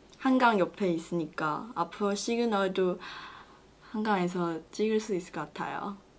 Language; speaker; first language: Korean; non-native, learner; Chinese